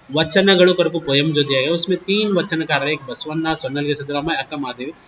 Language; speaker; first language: Hindi; non-native, local second language; Kannada